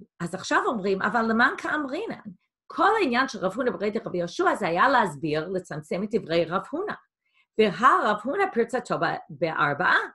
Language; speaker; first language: Hebrew; non-native, fluent; English